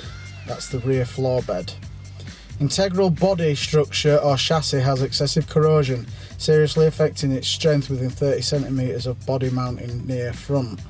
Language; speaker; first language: English; native; English